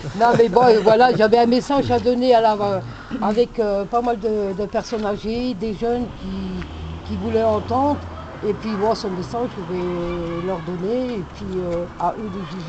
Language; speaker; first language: French; native; French